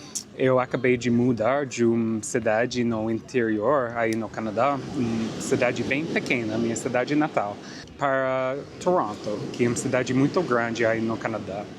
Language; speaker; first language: Portuguese; non-native, fluent; English